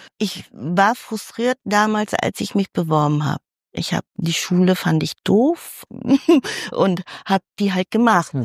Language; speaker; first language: German; early bilingual, other home language; Filipino